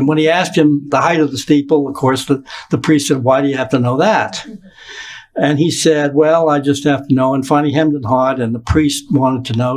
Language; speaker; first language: English; native; English